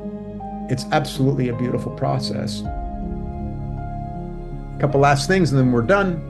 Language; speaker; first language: English; native; English